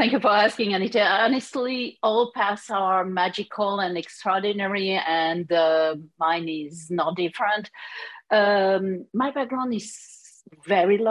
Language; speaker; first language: English; non-native, fluent; French